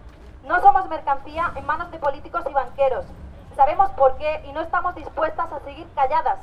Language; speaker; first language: Spanish; native; Spanish